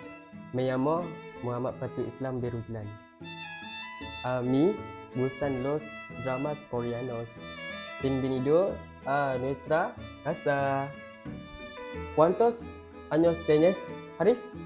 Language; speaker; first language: Spanish; non-native, learner; Malay